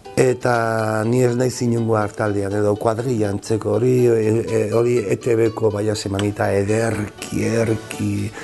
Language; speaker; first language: Basque; native; Basque